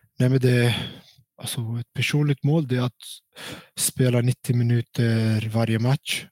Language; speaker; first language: Swedish; early bilingual, other home language; Central Kurdish